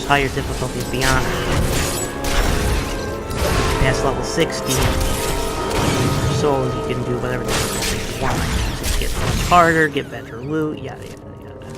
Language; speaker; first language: English; native; English